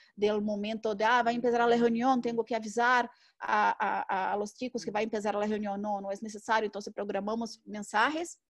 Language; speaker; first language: Portuguese; non-native, fluent; Spanish